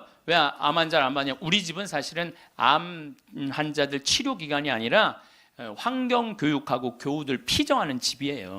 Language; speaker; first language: Korean; native; Korean